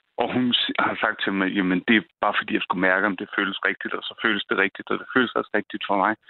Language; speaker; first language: Danish; native; Danish